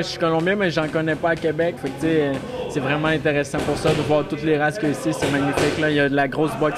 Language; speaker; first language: French; native; French